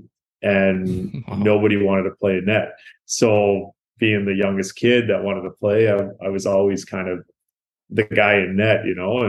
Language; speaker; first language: English; native; English